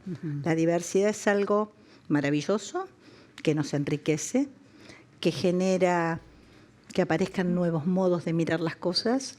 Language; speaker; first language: Spanish; native; Spanish